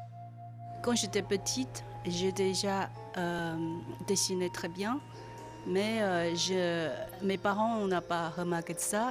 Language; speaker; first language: French; non-native, learner; Chinese